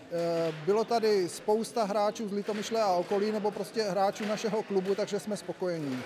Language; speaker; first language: Czech; native; Czech